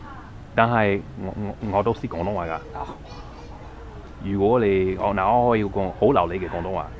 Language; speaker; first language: Chinese; non-native, fluent; English